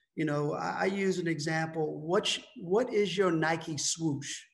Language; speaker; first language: English; native; English